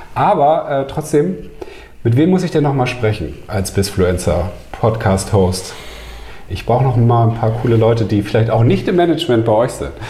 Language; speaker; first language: German; native; German